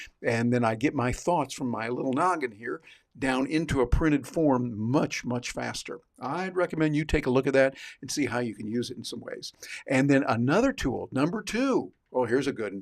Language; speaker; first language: English; native; English